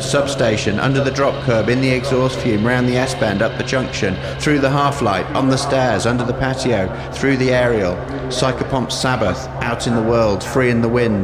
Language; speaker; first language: English; native; English